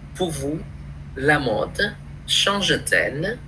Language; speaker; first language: French; non-native, fluent; Vietnamese